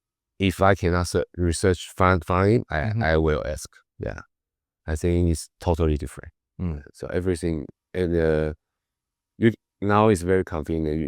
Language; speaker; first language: English; non-native, learner; Chinese